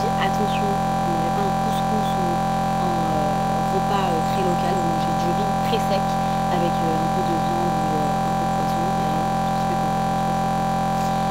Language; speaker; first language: French; native; French